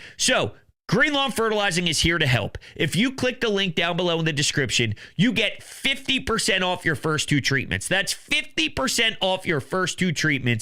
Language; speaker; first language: English; native; English